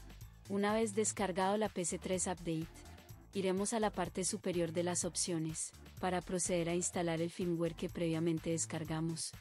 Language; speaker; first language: Spanish; native; Spanish